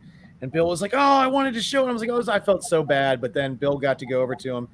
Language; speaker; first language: English; native; English